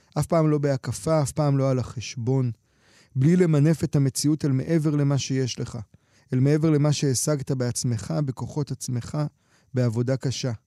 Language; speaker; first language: Hebrew; native; Hebrew